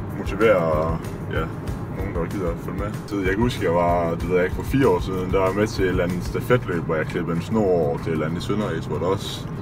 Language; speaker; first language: Danish; native; Danish